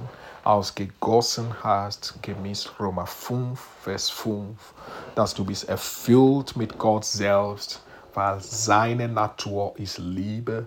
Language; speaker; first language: German; non-native, fluent; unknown